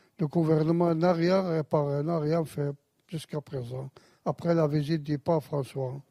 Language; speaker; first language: French; non-native, fluent; Arabic